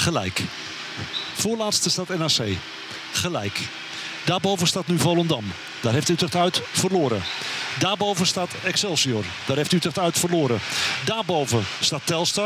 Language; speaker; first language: Dutch; native; Dutch